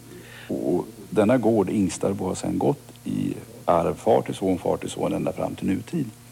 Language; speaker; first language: Swedish; native; Swedish